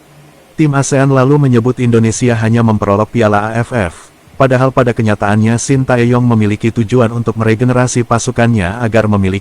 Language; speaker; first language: Indonesian; native; Indonesian